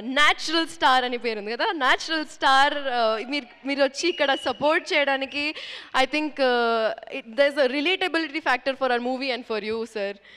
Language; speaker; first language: Telugu; non-native, fluent; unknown